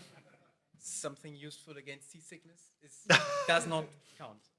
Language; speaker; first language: English; non-native, fluent; German